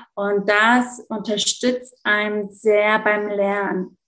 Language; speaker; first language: German; early bilingual, heritage; Greek